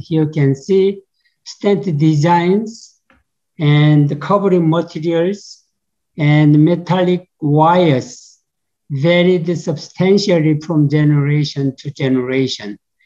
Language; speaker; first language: English; non-native, fluent; Korean